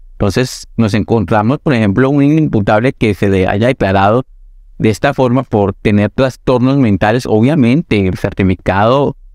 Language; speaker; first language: Spanish; native; Spanish